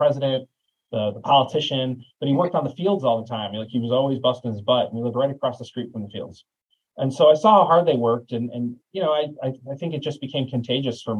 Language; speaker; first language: English; native; English